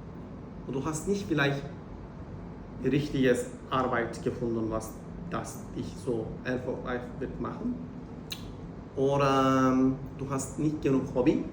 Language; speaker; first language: German; non-native, learner; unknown